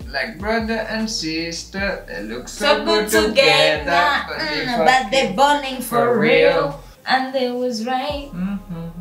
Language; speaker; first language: English; non-native, local second language; Ganda